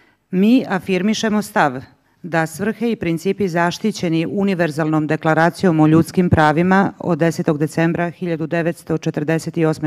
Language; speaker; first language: Croatian; native; Croatian